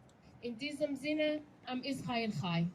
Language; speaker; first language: German; non-native, fluent; Persian